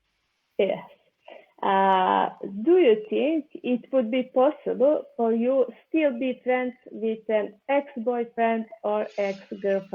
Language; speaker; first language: English; non-native, learner; Serbian